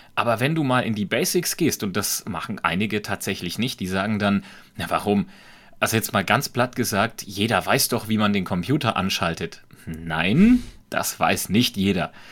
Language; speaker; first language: German; native; German